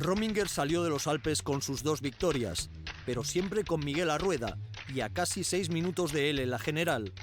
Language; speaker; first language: Spanish; native; Spanish